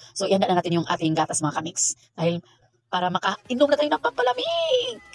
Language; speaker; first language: Filipino; non-native, local second language; Cebuano